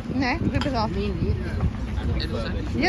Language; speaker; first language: Swedish; non-native, learner; Russian